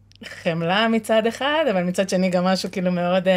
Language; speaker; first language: Hebrew; native; Hebrew